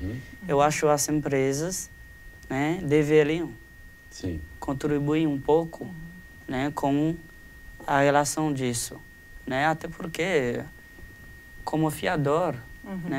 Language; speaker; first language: Portuguese; non-native, fluent; Haitian Creole